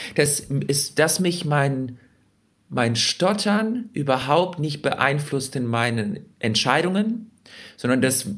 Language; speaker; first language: German; early bilingual, other home language; Russian